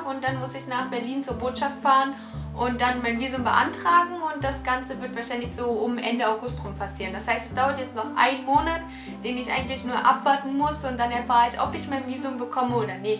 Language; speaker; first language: German; native; German